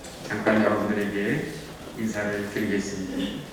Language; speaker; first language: Korean; native; Korean